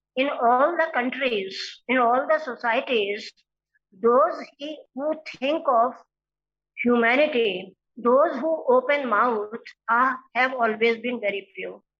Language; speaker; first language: English; non-native, local second language; Hindi